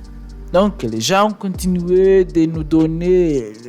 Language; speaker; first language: French; non-native, learner; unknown